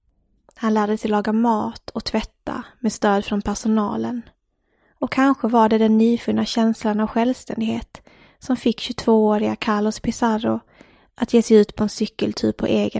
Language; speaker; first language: Swedish; native; Swedish